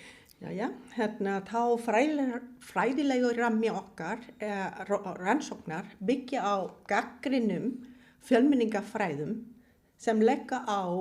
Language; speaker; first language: Icelandic; non-native, fluent; Vietnamese